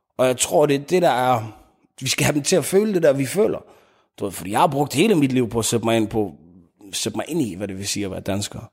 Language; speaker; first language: Danish; early bilingual, other home language; Tigrinya